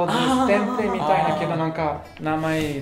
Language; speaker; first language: Japanese; non-native, learner; French